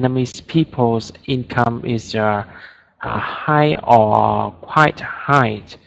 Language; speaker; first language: English; non-native, learner; Vietnamese